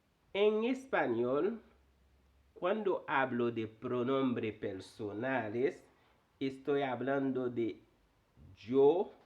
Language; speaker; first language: Spanish; non-native, fluent; Haitian Creole